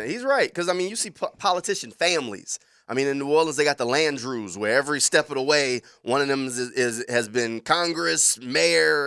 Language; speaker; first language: English; native; English